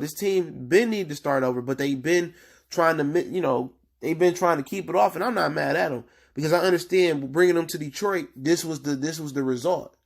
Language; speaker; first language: English; native; English